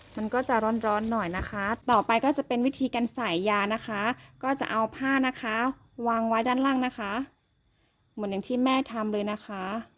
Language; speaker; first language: Thai; non-native, local second language; S'gaw Karen